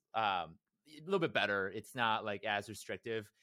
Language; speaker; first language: English; early bilingual, other home language; Korean